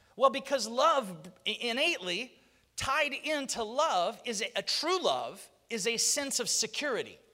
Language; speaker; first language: English; native; English